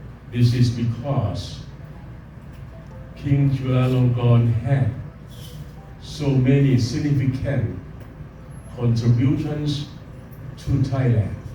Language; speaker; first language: English; non-native, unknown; Thai